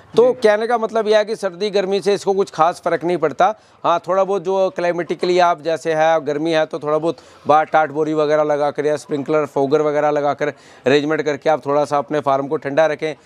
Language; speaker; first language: Hindi; native; Hindi